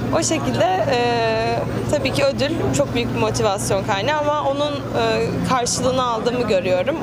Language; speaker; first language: Turkish; early bilingual, heritage; Turkish